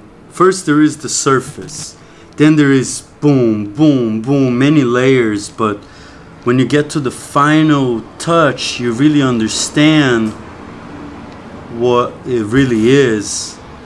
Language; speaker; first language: English; non-native, fluent; Portuguese